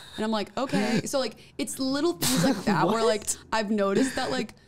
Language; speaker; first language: English; native; English